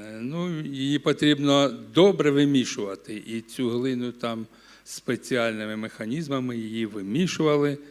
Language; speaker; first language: Ukrainian; non-native, local second language; Russian